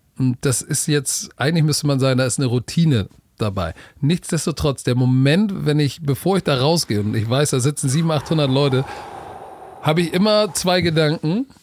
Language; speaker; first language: German; native; German